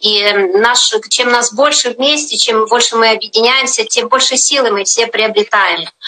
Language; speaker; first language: Russian; native; Russian